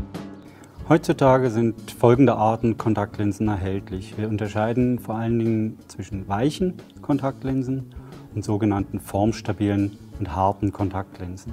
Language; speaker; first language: German; native; German